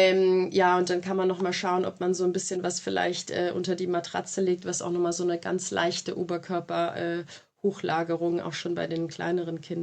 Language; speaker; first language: German; native; German